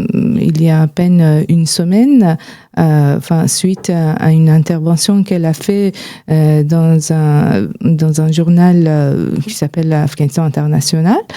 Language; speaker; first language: French; non-native, fluent; Persian